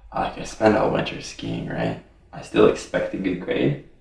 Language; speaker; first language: English; non-native, fluent; Norwegian